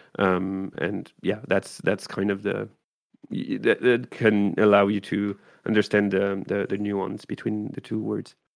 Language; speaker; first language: English; non-native, fluent; French